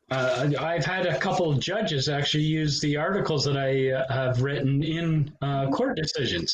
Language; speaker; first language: English; native; English